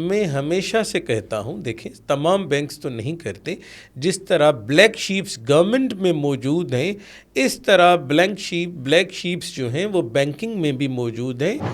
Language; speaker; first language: Urdu; non-native, local second language; Sindhi